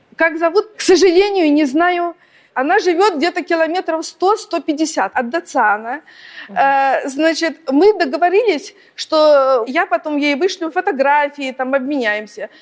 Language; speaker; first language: Russian; native; Russian